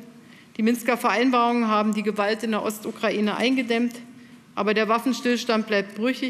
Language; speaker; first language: German; native; German